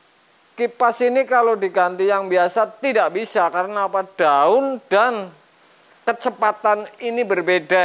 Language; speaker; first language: Indonesian; native; Indonesian